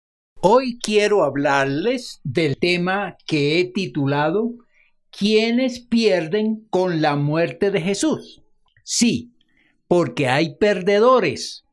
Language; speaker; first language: Spanish; native; Spanish